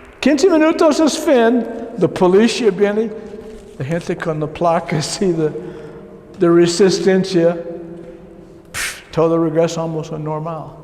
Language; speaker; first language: Spanish; non-native, learner; English